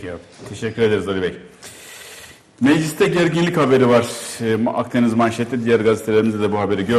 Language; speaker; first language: Turkish; native; Turkish